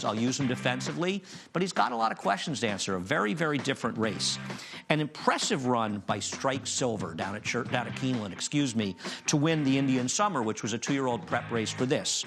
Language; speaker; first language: English; native; English